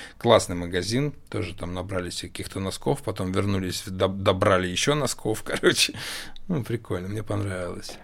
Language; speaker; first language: Russian; native; Russian